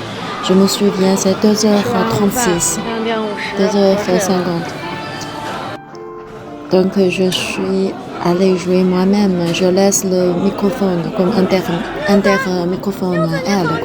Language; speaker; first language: French; non-native, fluent; Chinese